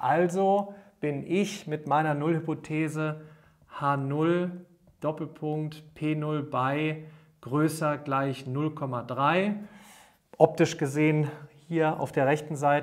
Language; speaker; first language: German; native; German